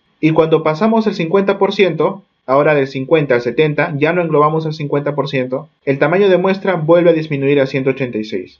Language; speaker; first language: Spanish; native; Spanish